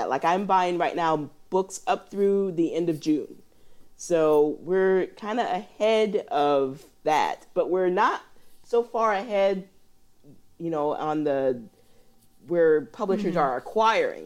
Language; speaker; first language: English; native; English